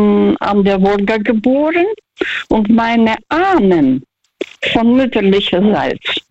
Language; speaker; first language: German; non-native, fluent; Russian